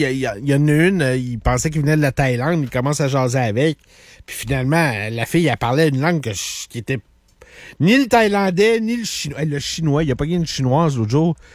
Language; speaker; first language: French; native; French